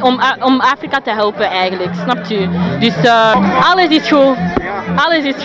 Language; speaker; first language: Dutch; non-native, local second language; French